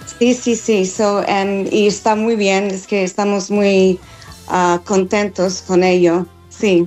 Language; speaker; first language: Spanish; non-native, fluent; English